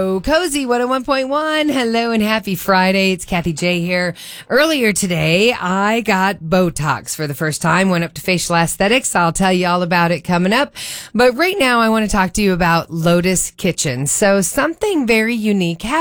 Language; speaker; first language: English; native; English